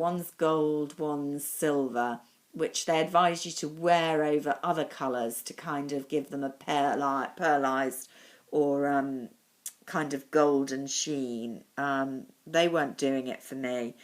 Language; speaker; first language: English; native; English